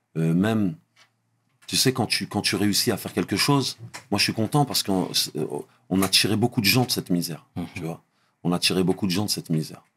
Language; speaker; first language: French; early bilingual, other home language; Arabic